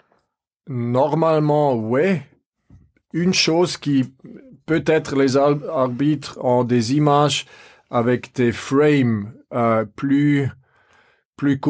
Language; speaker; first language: French; non-native, fluent; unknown